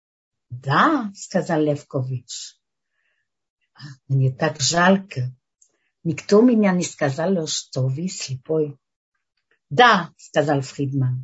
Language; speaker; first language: Russian; early bilingual, heritage; Russian